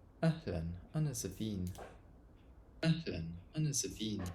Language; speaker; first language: Arabic; non-native, learner; English